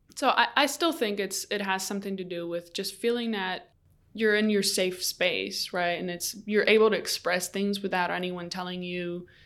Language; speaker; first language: English; early bilingual, other home language; Arabic